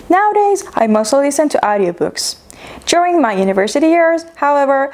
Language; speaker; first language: English; non-native, fluent; Persian